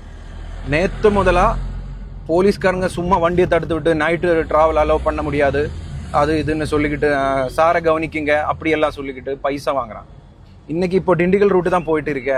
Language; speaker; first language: Tamil; non-native, local second language; Malayalam